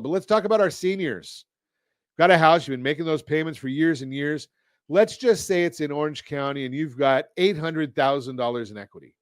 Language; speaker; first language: English; native; English